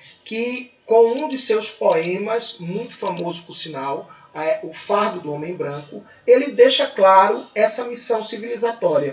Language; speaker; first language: Portuguese; native; Portuguese